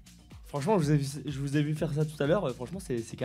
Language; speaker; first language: French; native; French